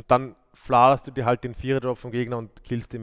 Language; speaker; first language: German; native; German